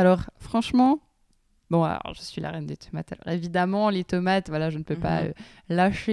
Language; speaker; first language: French; native; French